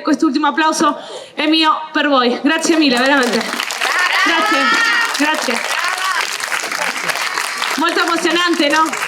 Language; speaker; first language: Italian; non-native, learner; Spanish